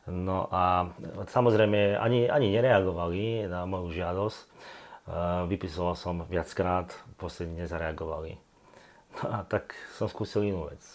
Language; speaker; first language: Slovak; native; Slovak